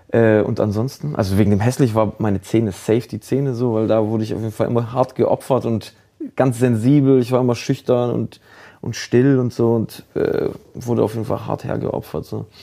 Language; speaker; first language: German; early bilingual, other home language; Polish